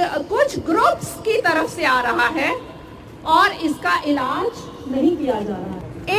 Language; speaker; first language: Hindi; native; Hindi